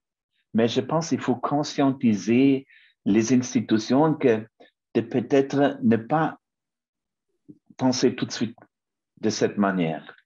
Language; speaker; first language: French; non-native, fluent; German